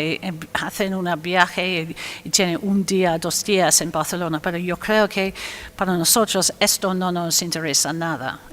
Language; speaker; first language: Spanish; non-native, fluent; English